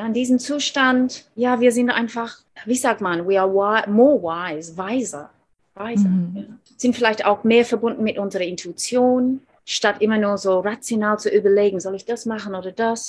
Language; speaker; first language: German; non-native, fluent; English